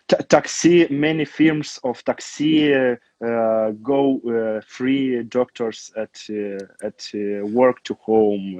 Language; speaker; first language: English; non-native, learner; Romanian